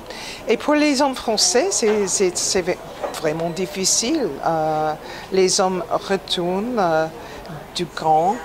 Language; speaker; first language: French; non-native, fluent; English